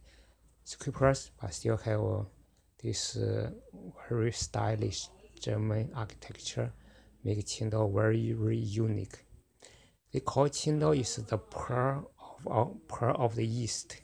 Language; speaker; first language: English; non-native, fluent; Chinese